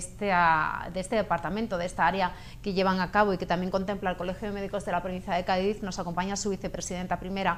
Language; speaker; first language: Spanish; native; Spanish